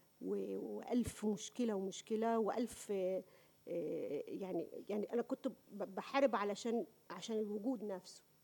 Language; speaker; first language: Arabic; native; Arabic